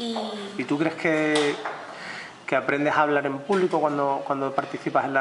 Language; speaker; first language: Spanish; native; Spanish